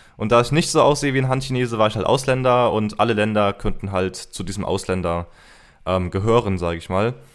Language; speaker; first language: German; early bilingual, heritage; German